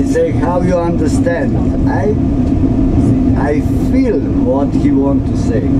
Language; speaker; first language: English; non-native, learner; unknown